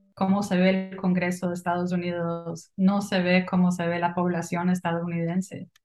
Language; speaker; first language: Spanish; early bilingual, heritage; Spanish